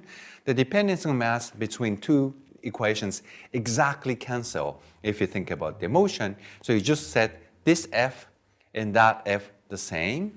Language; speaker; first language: English; non-native, fluent; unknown